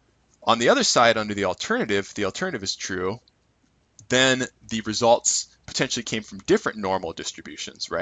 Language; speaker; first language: English; native; English